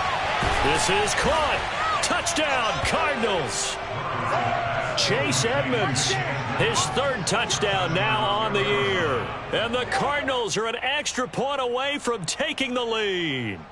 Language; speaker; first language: English; native; English